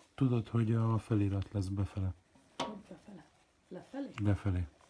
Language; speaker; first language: Hungarian; native; Hungarian